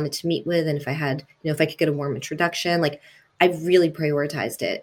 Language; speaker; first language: English; early bilingual, other home language; Italian